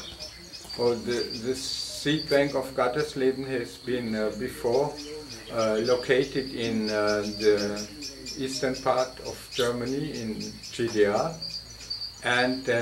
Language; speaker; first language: English; non-native, fluent; German